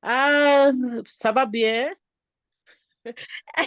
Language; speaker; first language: French; non-native, learner; Akan